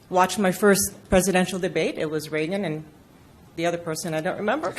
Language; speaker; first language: English; non-native, local second language; Filipino